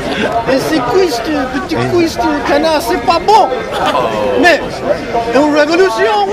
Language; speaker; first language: French; non-native, learner; English